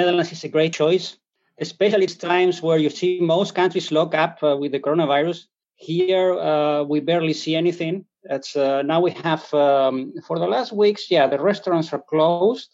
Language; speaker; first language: English; non-native, fluent; Spanish